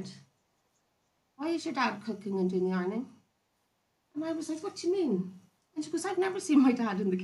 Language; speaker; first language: English; native; English